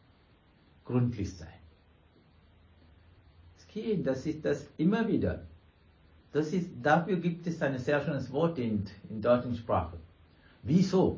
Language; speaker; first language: German; non-native, fluent; Sinhala